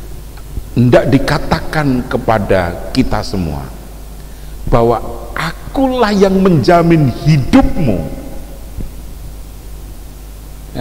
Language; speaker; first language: Indonesian; native; Indonesian